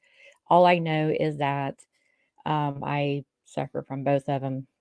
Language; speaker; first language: English; native; English